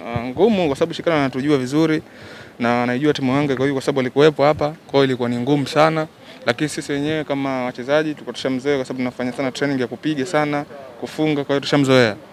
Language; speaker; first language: Swahili; native; Swahili